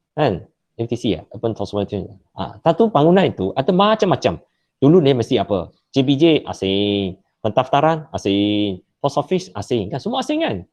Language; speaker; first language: Malay; non-native, local second language; Chinese